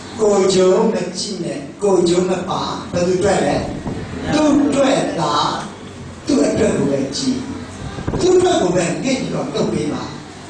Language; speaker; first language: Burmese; native; Burmese